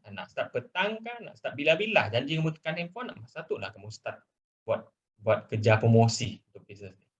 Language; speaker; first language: Malay; non-native, local second language; Chinese